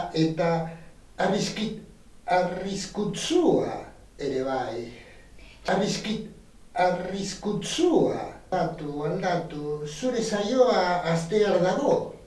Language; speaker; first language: Basque; non-native, learner; Spanish